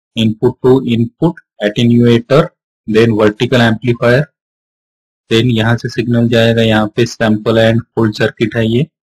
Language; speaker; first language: Hindi; non-native, local second language; Marathi